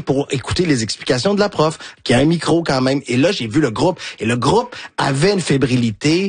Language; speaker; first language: French; native; French